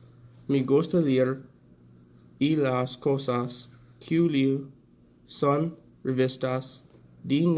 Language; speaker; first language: Spanish; non-native, learner; English